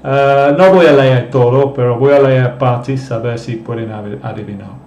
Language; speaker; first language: Spanish; non-native, fluent; English